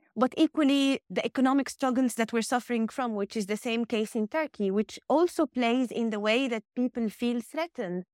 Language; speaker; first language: English; non-native, fluent; Arabic